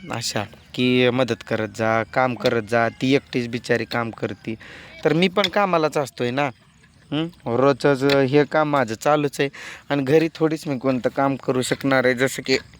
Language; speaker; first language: Marathi; non-native, local second language; Lambadi